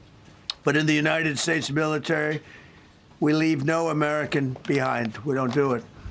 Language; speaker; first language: English; native; English